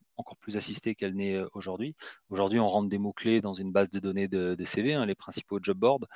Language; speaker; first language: French; native; French